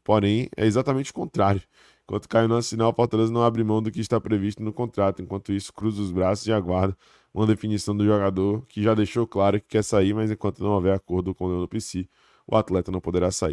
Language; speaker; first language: Portuguese; native; Portuguese